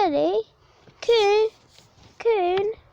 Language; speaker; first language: English; native; English